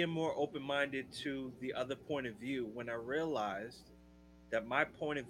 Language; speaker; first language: English; native; English